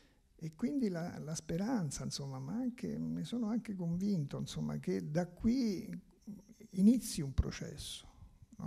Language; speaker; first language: Italian; native; Italian